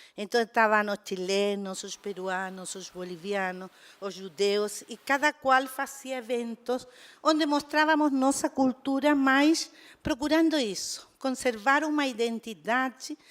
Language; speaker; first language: Portuguese; non-native, fluent; Spanish